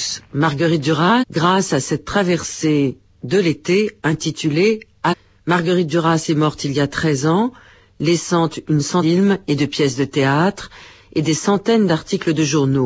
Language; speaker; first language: French; native; French